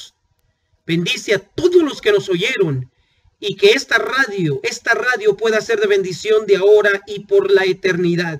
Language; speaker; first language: Spanish; native; Spanish